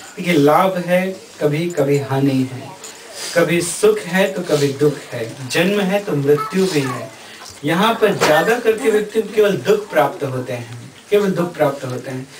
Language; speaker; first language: Hindi; native; Hindi